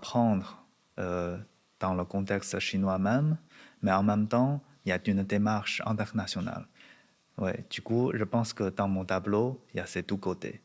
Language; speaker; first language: French; non-native, learner; Chinese